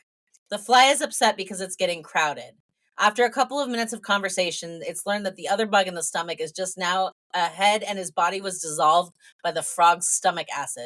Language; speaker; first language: English; native; English